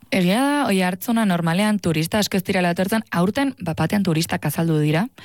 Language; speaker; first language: Basque; native; Basque